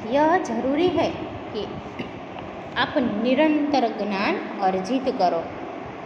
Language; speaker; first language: Hindi; non-native, local second language; Gujarati